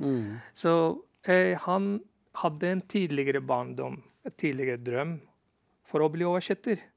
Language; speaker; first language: Norwegian; non-native, fluent; Rohingya